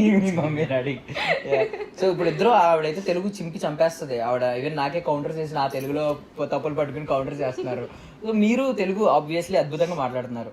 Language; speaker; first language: Telugu; native; Telugu